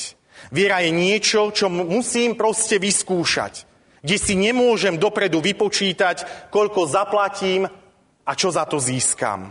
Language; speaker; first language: Slovak; native; Slovak